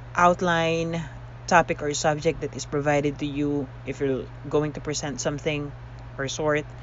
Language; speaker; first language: English; non-native, local second language; Filipino